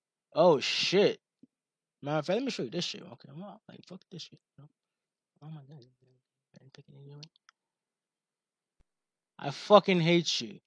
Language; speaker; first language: English; native; English